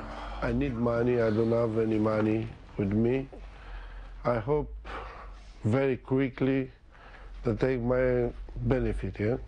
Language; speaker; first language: English; non-native, learner; Romanian